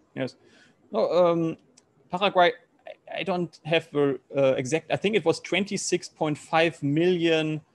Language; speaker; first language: English; non-native, learner; German